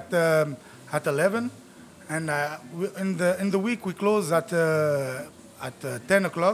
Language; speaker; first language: English; non-native, fluent; Arabic